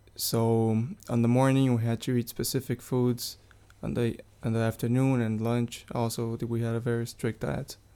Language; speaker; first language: English; non-native, fluent; Portuguese